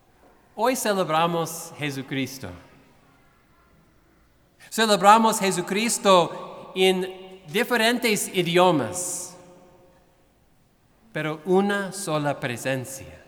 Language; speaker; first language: Spanish; non-native, fluent; English